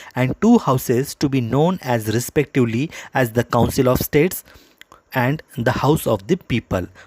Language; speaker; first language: English; non-native, local second language; Marathi